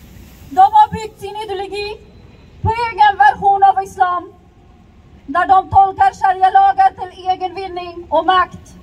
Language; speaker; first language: Swedish; early bilingual, other home language; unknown